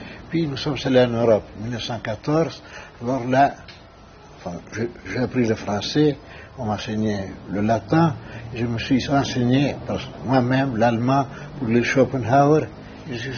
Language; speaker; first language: French; non-native, fluent; Spanish